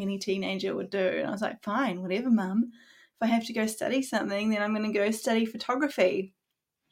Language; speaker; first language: English; native; English